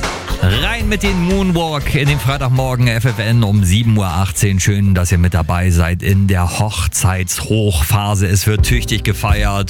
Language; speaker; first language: German; native; German